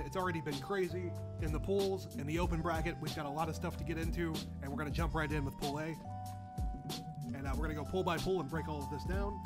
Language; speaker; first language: English; native; English